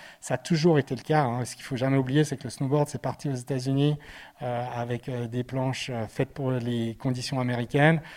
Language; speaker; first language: French; native; French